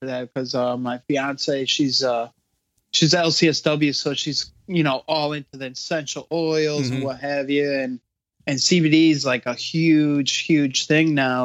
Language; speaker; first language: English; native; English